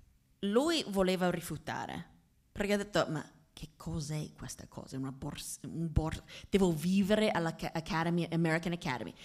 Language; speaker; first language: Italian; non-native, fluent; English